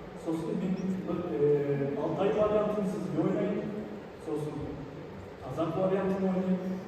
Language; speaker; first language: Kazakh; early bilingual, heritage; Kazakh